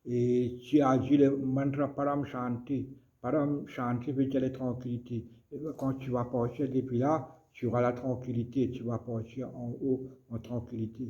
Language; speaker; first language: French; non-native, local second language; Morisyen